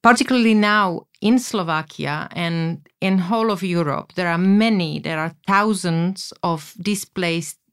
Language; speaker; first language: English; non-native, fluent; Slovak